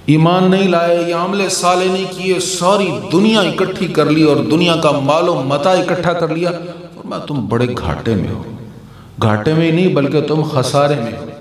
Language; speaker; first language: Urdu; non-native, local second language; Punjabi